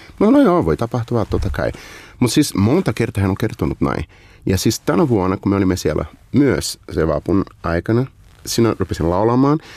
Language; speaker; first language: Finnish; non-native, fluent; Portuguese